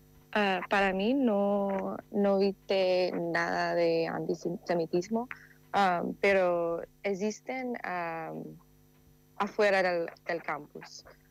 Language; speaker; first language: Spanish; non-native, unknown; English